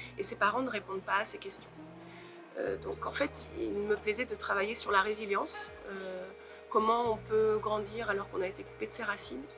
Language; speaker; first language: French; native; French